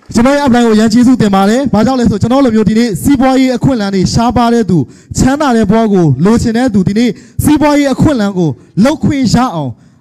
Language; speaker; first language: Burmese; native; Burmese